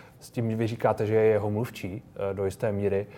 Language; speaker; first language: Czech; native; Czech